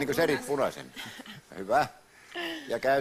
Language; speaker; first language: Finnish; native; Finnish